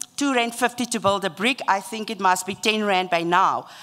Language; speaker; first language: English; non-native, local second language; Afrikaans